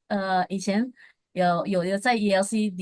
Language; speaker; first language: Chinese; non-native, fluent; Indonesian